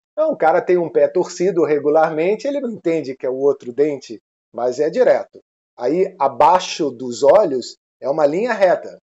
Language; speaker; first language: Portuguese; non-native, fluent; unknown